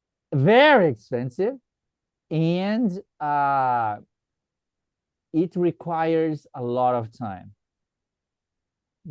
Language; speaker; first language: English; non-native, fluent; Portuguese